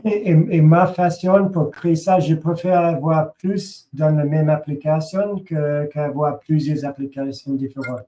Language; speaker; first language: French; non-native, learner; English